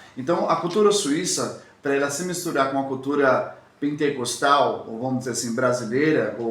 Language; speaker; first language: Portuguese; native; Portuguese